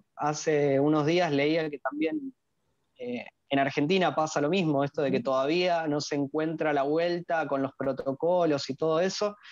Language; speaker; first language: Spanish; native; Spanish